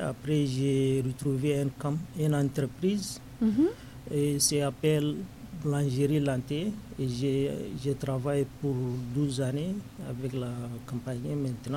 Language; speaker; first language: French; non-native, learner; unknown